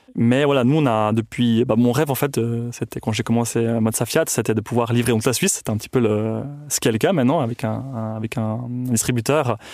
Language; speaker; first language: French; early bilingual, other home language; Italian